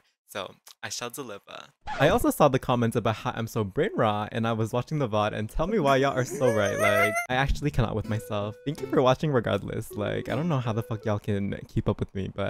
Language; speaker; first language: English; native; English